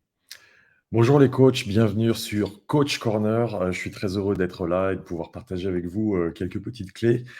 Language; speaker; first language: French; native; French